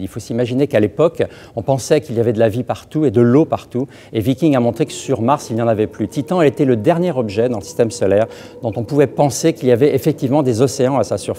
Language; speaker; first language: French; native; French